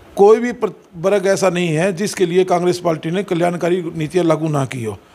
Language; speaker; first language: Hindi; native; Hindi